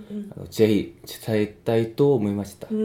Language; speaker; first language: Japanese; non-native, fluent; Korean